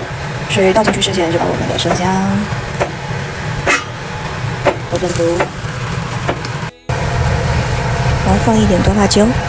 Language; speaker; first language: Chinese; native; Chinese